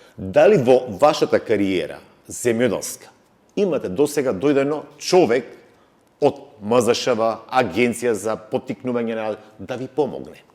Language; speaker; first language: Macedonian; native; Macedonian